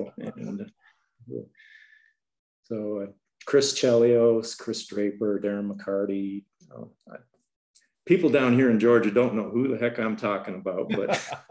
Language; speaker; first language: English; native; English